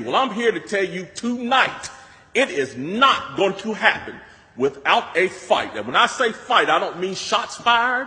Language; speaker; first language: English; native; English